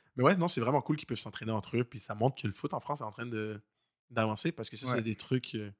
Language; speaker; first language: French; native; French